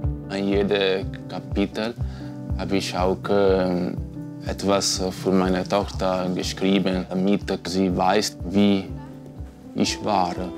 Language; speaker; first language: German; non-native, learner; Italian